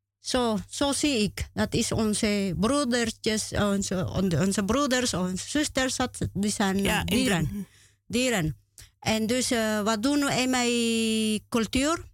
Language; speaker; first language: Dutch; non-native, learner; Spanish